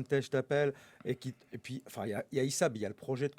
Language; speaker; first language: French; native; French